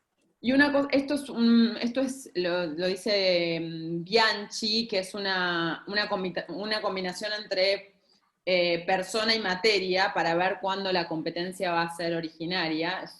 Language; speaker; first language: Spanish; native; Spanish